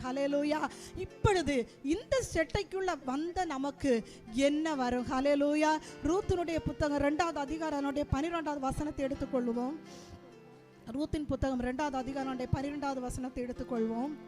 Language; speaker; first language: Tamil; native; Tamil